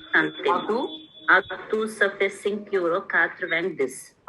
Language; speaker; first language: French; non-native, learner; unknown